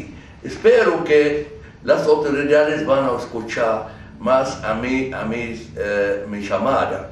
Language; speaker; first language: Spanish; non-native, fluent; Arabic